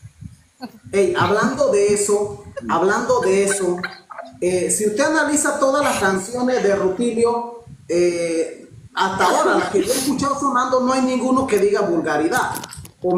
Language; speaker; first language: Spanish; non-native, local second language; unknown